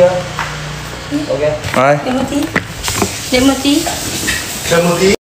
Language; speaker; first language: Vietnamese; non-native, learner; Indonesian